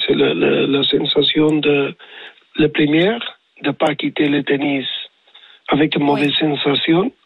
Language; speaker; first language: French; non-native, learner; Spanish